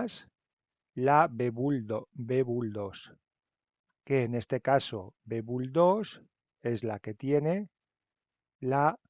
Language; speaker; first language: Spanish; native; Spanish